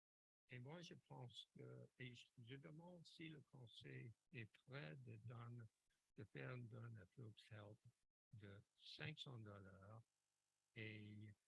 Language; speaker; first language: French; non-native, local second language; English